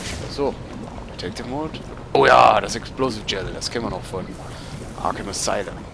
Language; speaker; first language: German; native; German